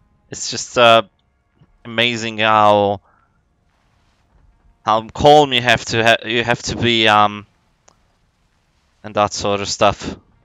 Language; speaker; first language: English; non-native, fluent; Polish